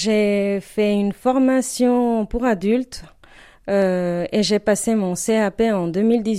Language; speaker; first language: French; non-native, fluent; Spanish